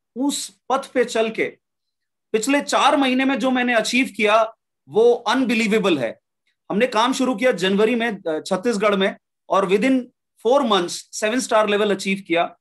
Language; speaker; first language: Hindi; native; Hindi